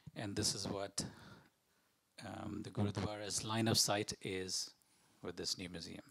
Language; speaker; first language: English; non-native, local second language; Malayalam